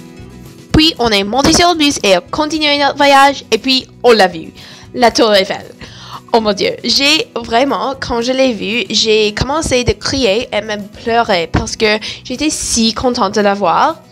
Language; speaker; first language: French; non-native, learner; English